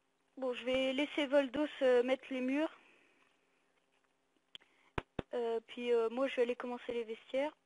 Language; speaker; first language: French; native; French